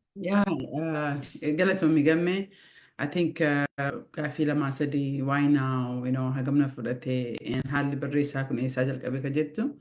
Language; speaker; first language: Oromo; early bilingual, heritage; Oromo